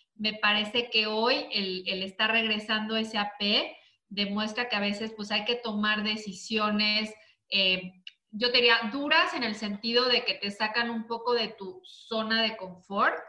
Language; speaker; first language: Spanish; native; Spanish